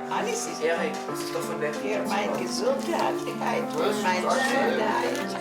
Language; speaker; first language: German; non-native, fluent; Bulgarian